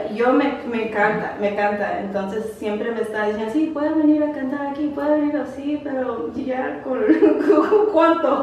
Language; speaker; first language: Spanish; early bilingual, other home language; English